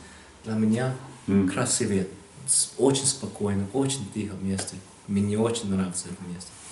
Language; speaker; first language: Russian; non-native, learner; English